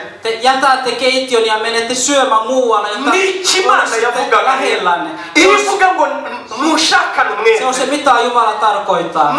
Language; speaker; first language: Finnish; non-native, fluent; Kinyarwanda